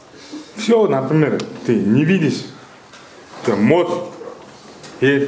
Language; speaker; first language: Russian; non-native, learner; Kyrgyz